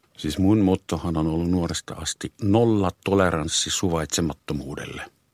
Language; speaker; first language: Finnish; non-native, fluent; German